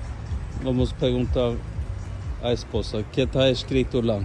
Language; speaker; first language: Portuguese; non-native, fluent; Norwegian